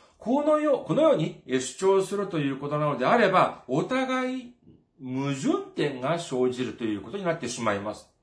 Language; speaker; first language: Japanese; non-native, fluent; Korean